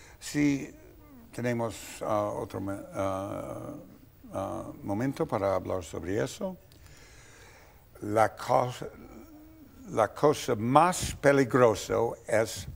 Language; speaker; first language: Spanish; non-native, fluent; English